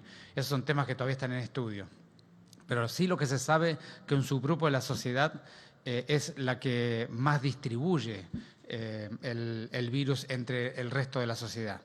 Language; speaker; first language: Spanish; native; Spanish